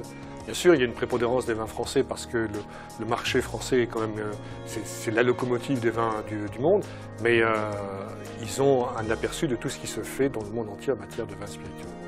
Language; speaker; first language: French; native; French